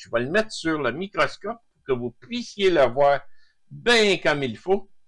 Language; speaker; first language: French; native; French